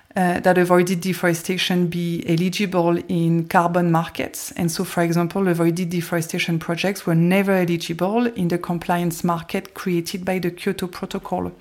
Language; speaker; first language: English; non-native, fluent; French